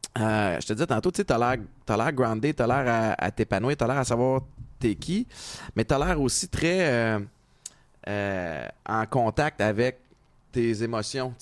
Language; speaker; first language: French; native; French